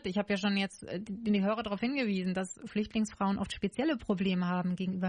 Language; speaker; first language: German; native; German